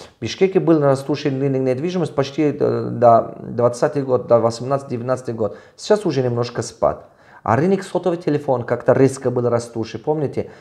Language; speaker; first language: Russian; non-native, local second language; Tajik